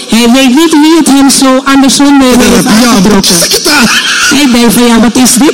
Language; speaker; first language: Dutch; non-native, local second language; Papiamento